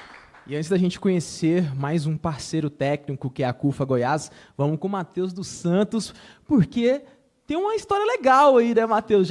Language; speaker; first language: Portuguese; native; Portuguese